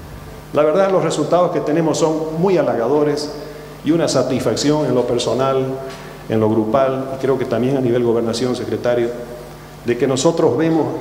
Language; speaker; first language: Spanish; native; Spanish